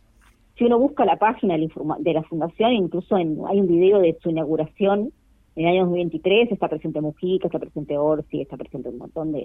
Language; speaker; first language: Spanish; native; Spanish